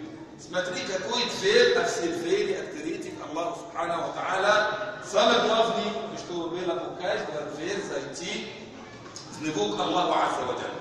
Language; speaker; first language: Russian; non-native, fluent; Arabic